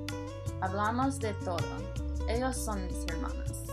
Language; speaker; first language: Spanish; non-native, learner; English